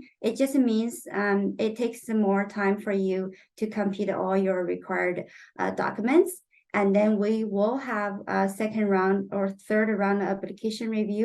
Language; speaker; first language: English; non-native, fluent; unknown